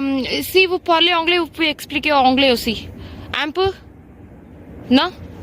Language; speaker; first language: French; non-native, learner; Tamil